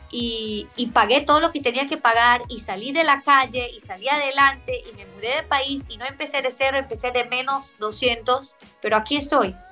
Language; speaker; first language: Spanish; non-native, fluent; Hebrew